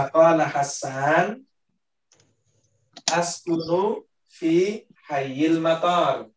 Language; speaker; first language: Arabic; non-native, fluent; Indonesian